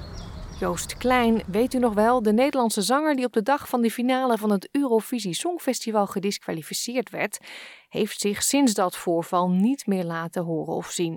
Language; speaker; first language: Dutch; native; Dutch